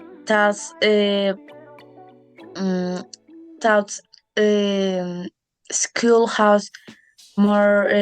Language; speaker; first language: English; non-native, learner; Spanish